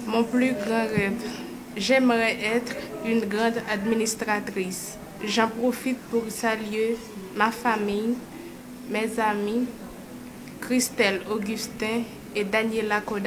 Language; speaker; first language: French; non-native, local second language; Haitian Creole